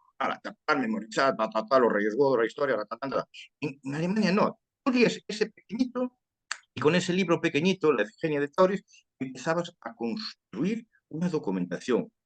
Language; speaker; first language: Spanish; early bilingual, heritage; Spanish